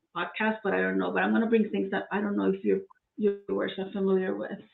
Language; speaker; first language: English; non-native, fluent; Spanish